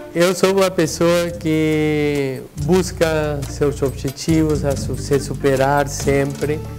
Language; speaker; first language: Portuguese; non-native, fluent; Spanish